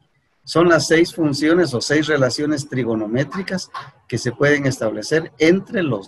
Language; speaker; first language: Spanish; native; Spanish